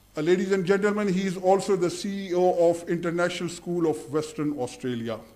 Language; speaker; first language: English; non-native, local second language; Urdu